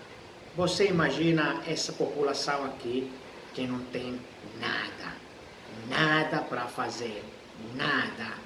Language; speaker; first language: Portuguese; non-native, fluent; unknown